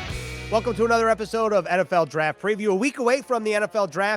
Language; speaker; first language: English; native; English